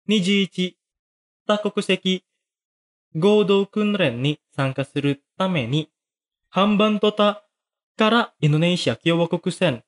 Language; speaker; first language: Japanese; non-native, fluent; Indonesian